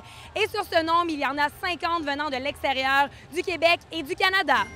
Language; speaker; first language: French; native; French